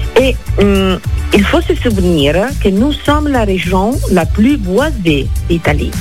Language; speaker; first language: French; non-native, fluent; Italian